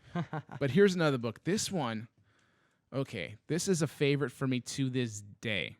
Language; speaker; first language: English; native; English